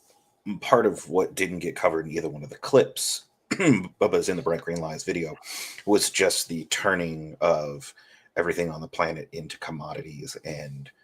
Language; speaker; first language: English; native; English